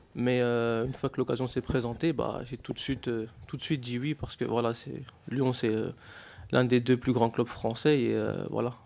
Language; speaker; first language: French; native; French